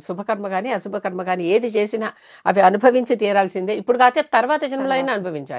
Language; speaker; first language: Telugu; native; Telugu